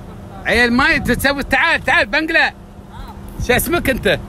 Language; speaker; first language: Arabic; native; Arabic